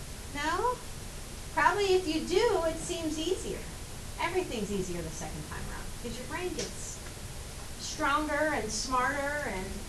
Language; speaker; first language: English; native; English